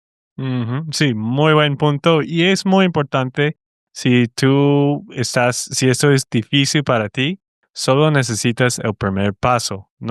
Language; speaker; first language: Spanish; non-native, fluent; English